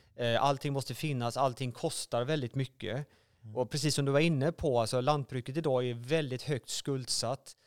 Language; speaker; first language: Swedish; native; Swedish